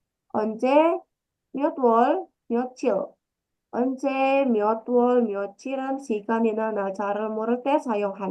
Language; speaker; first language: Korean; non-native, fluent; Indonesian